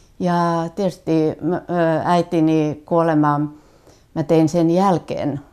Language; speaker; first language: Finnish; native; Finnish